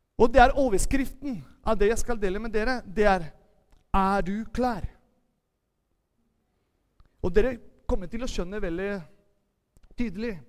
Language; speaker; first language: Norwegian; non-native, fluent; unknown